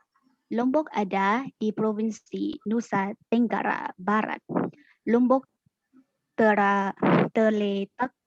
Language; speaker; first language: Indonesian; non-native, learner; Thai